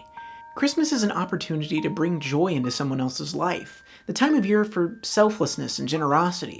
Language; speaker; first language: English; native; English